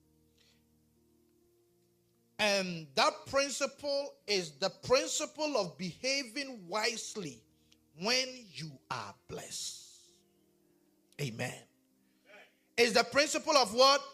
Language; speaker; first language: English; non-native, local second language; Akan